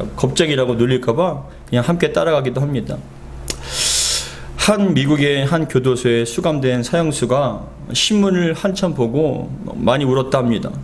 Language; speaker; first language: Korean; native; Korean